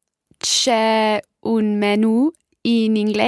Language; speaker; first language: Italian; non-native, learner; English